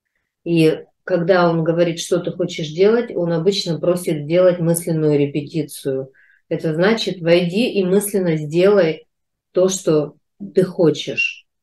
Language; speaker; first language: Russian; native; Russian